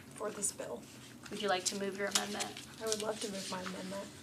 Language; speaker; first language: English; native; English